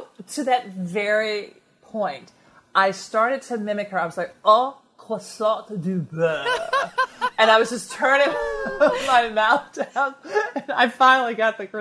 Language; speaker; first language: English; native; English